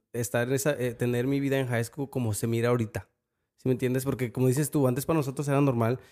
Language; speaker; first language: Spanish; early bilingual, heritage; Spanish